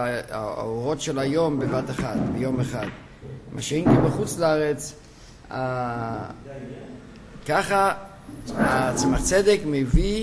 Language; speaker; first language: Hebrew; non-native, fluent; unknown